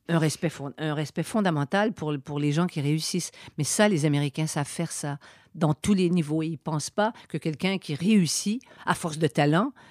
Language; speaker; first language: French; native; French